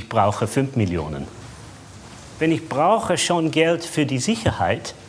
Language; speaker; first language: German; non-native, fluent; English